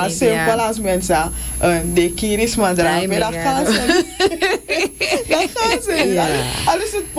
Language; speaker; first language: Dutch; non-native, local second language; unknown